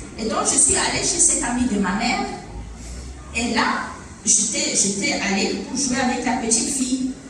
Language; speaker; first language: French; non-native, local second language; Fula